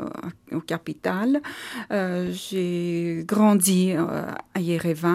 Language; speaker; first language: French; non-native, learner; Armenian